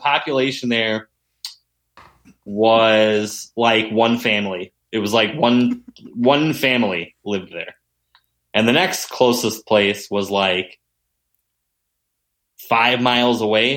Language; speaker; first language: English; native; English